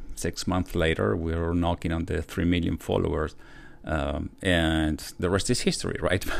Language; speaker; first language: English; non-native, fluent; Spanish